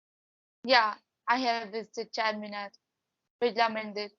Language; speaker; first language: English; non-native, learner; Hindi